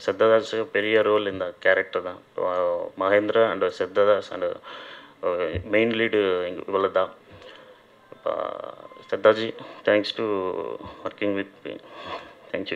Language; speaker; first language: Tamil; non-native, learner; Telugu